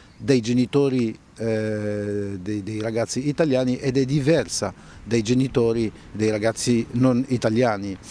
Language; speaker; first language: Italian; non-native, fluent; Arabic